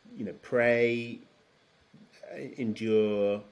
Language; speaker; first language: English; native; English